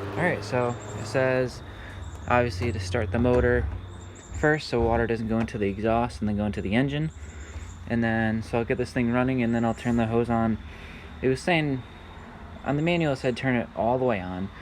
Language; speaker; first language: English; native; English